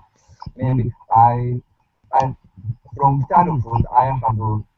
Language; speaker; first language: English; non-native, learner; Japanese